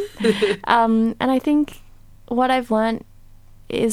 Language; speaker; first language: English; native; English